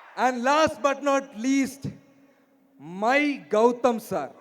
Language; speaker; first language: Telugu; non-native, learner; Malayalam